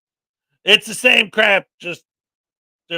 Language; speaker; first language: English; native; English